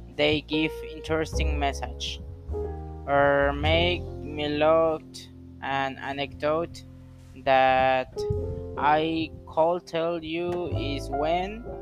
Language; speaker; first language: English; non-native, learner; Spanish